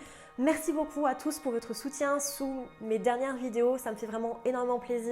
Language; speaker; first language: French; native; French